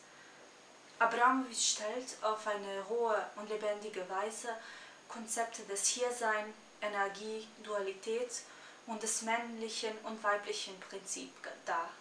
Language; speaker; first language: German; non-native, fluent; Serbian